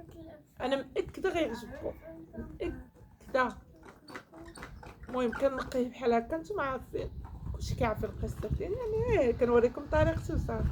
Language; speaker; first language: Arabic; native; Arabic